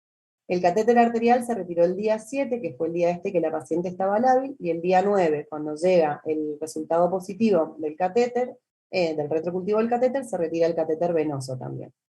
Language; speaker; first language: Spanish; native; Spanish